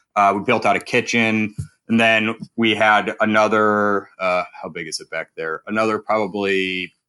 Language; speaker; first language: English; native; English